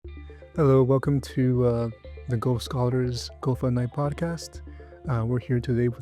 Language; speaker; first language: English; native; English